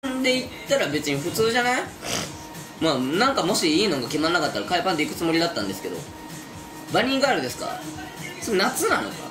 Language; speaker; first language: Japanese; native; Japanese